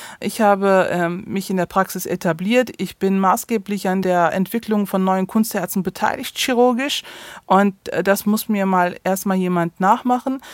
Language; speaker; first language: German; early bilingual, other home language; Turkish